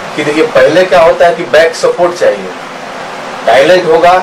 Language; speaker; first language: Hindi; non-native, local second language; Bhojpuri